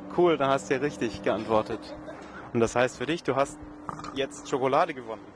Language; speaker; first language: German; native; German